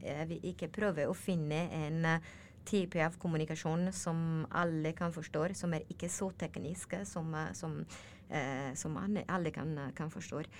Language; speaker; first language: Norwegian; non-native, learner; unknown